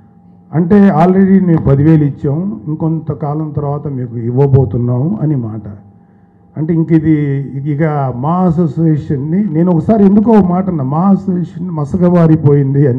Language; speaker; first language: Telugu; native; Telugu